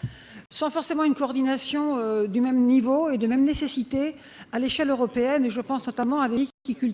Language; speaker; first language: French; native; French